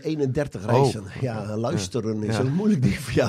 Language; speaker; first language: Dutch; native; Dutch